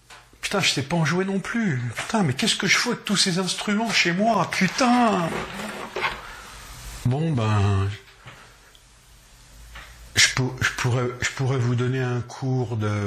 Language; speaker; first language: French; native; French